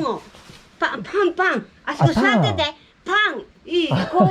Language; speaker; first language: Japanese; native; Japanese